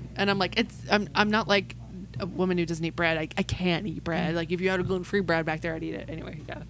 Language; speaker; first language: English; native; English